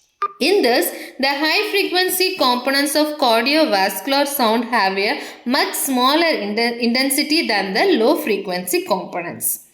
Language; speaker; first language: English; non-native, local second language; Tamil